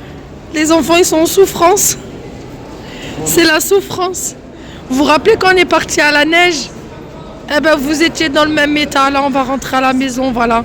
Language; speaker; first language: French; native; French